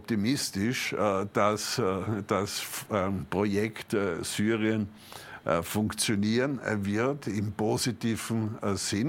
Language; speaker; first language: German; native; German